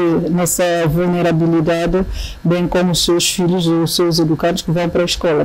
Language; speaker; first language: Portuguese; native; Portuguese